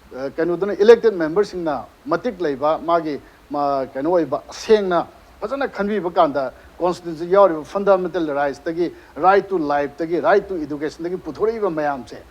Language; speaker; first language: Manipuri; native; Manipuri